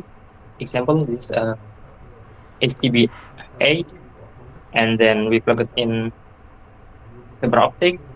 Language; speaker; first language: English; non-native, learner; Indonesian